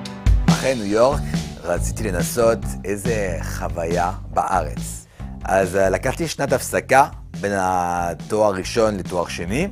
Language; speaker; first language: Hebrew; non-native, fluent; French